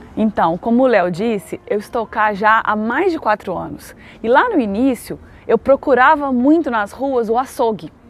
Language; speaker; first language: Portuguese; native; Portuguese